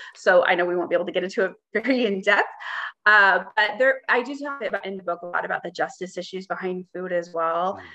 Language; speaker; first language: English; native; English